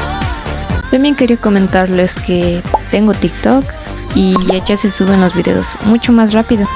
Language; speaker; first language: Spanish; native; Spanish